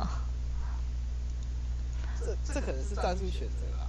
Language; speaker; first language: Chinese; native; Chinese